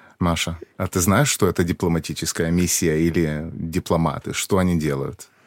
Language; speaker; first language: Russian; early bilingual, heritage; Russian